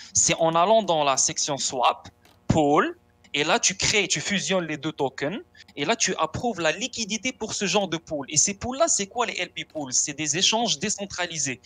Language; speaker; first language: French; non-native, local second language; Arabic